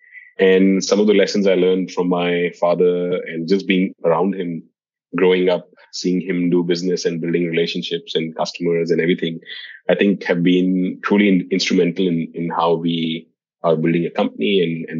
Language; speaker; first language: English; non-native, local second language; Hindi